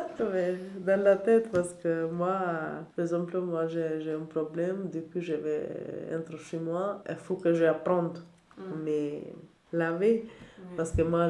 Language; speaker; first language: French; non-native, learner; Albanian